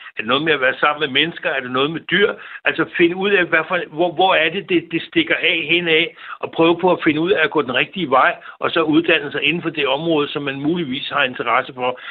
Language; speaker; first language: Danish; native; Danish